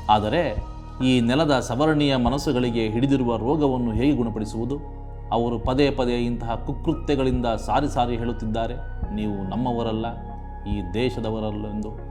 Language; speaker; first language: Kannada; native; Kannada